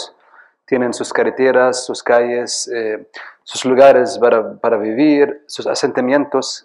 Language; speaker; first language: Spanish; non-native, fluent; Arabic